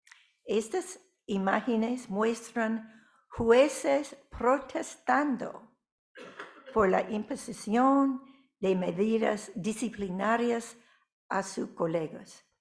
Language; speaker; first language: Spanish; non-native, fluent; English